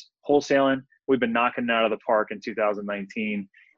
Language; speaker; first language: English; native; English